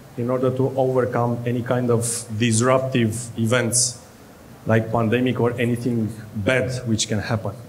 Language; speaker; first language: English; non-native, fluent; Romanian